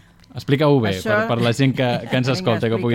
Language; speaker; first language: Catalan; native; Catalan